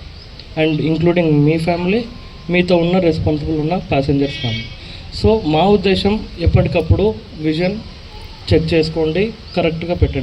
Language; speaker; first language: Telugu; native; Telugu